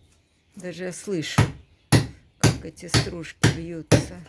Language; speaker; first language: Russian; native; Russian